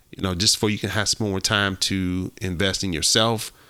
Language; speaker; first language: English; native; English